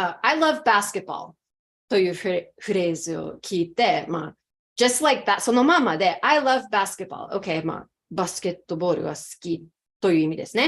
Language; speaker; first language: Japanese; non-native, fluent; English